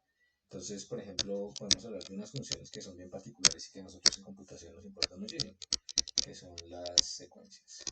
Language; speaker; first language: Spanish; native; Spanish